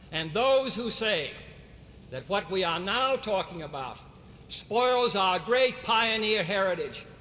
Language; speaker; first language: English; native; English